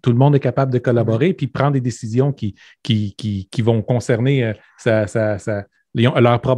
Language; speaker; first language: French; native; French